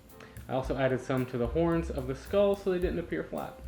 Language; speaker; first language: English; native; English